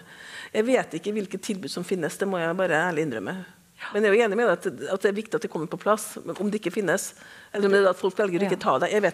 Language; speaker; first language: Norwegian; native; Norwegian